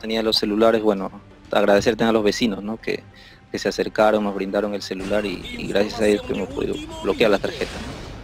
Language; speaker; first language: Spanish; native; Spanish